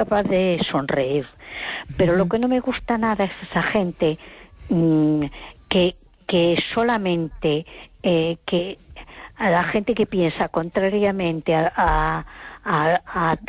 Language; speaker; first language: Spanish; native; Spanish